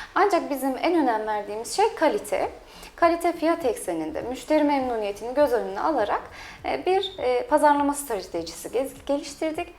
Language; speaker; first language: Turkish; native; Turkish